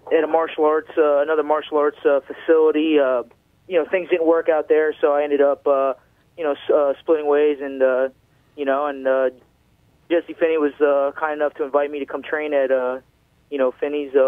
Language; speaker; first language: English; native; English